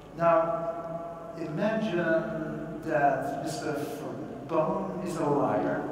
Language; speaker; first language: English; non-native, fluent; Dutch